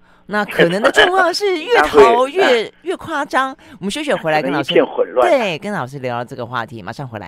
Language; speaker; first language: Chinese; native; Chinese